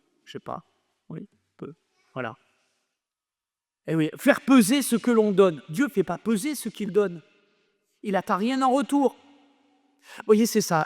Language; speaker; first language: French; native; French